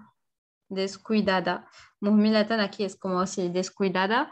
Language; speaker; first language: Spanish; non-native, learner; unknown